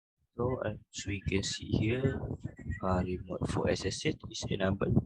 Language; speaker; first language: English; non-native, local second language; Malay